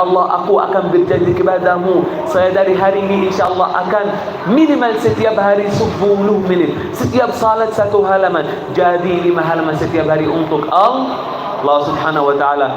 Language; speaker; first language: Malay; non-native, fluent; Arabic